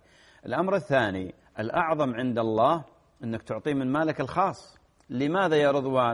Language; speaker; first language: Arabic; native; Arabic